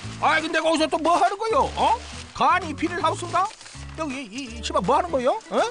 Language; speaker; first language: Korean; native; Korean